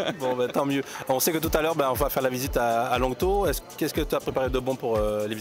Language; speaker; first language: French; native; French